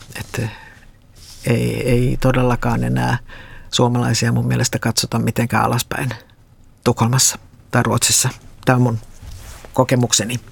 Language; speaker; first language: Finnish; native; Finnish